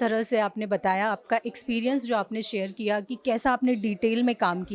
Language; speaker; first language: Hindi; native; Hindi